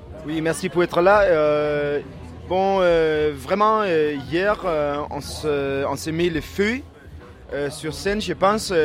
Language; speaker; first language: French; non-native, learner; Danish